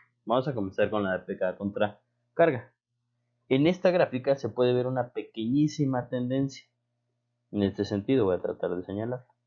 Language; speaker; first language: Spanish; native; Spanish